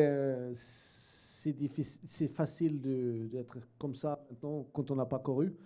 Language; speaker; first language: French; non-native, fluent; Swedish